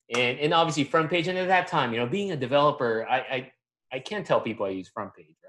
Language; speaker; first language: English; non-native, local second language; Filipino